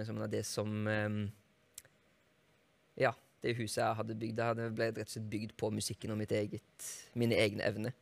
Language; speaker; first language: Norwegian; native; Norwegian